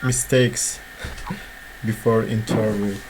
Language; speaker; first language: English; non-native, learner; Turkish